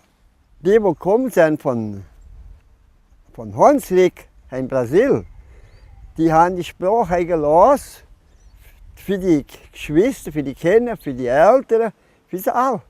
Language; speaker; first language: German; early bilingual, heritage; German